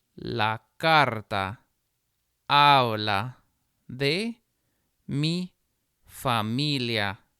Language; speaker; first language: Spanish; non-native, fluent; English